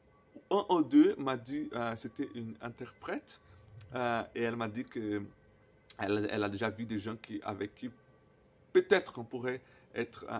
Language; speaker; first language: French; non-native, fluent; Portuguese